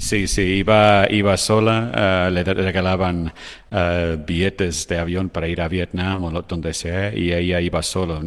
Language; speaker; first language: Spanish; non-native, fluent; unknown